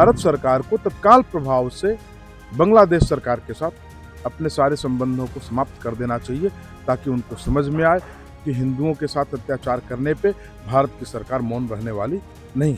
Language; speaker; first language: Hindi; native; Hindi